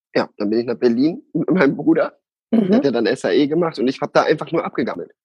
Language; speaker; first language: German; native; German